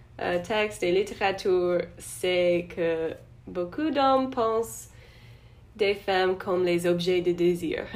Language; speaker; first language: French; non-native, learner; English